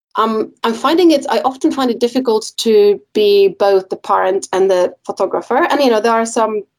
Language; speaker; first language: English; non-native, fluent; Polish